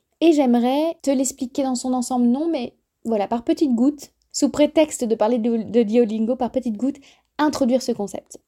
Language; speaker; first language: French; native; French